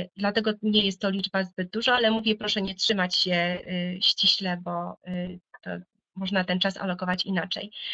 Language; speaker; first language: Polish; native; Polish